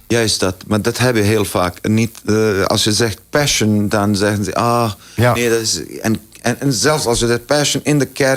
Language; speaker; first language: Dutch; non-native, fluent; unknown